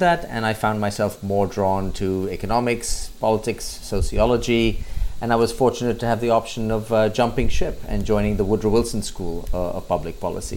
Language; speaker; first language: English; non-native, local second language; Hindi